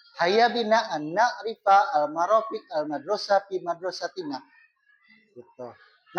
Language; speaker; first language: Arabic; non-native, learner; Indonesian